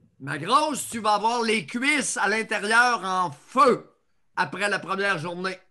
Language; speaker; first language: French; native; French